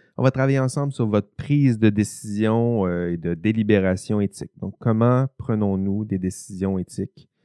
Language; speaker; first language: French; native; French